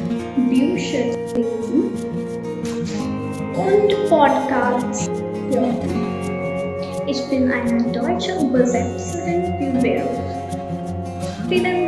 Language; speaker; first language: German; non-native, fluent; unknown